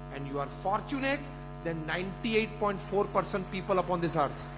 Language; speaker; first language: English; non-native, local second language; Gujarati